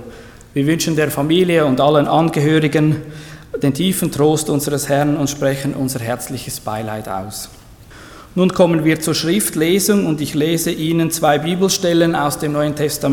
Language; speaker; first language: German; native; German